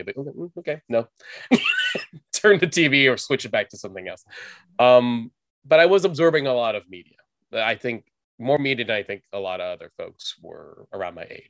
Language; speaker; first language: English; native; English